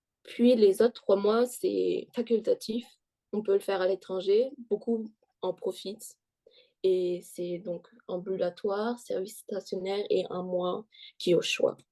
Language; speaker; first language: French; early bilingual, heritage; French